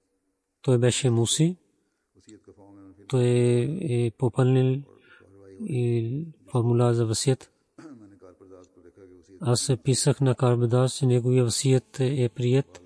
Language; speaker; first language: Bulgarian; non-native, learner; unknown